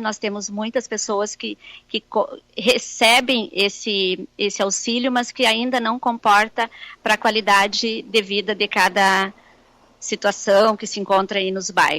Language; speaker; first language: Portuguese; native; Portuguese